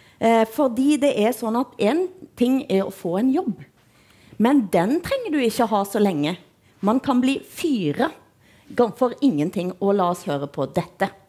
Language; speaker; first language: Norwegian; native; Norwegian